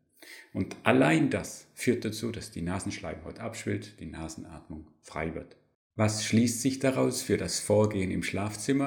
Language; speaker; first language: German; native; German